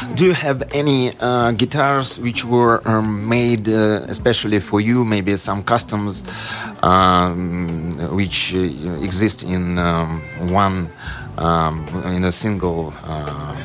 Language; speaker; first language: English; non-native, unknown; Russian